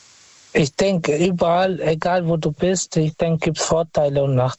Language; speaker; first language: German; non-native, fluent; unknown